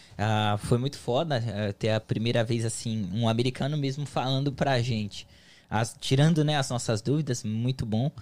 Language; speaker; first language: Portuguese; native; Portuguese